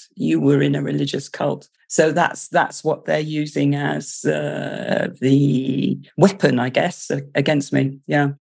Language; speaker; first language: English; native; English